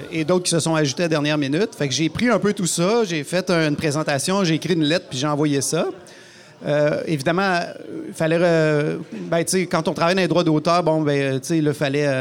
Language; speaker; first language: French; native; French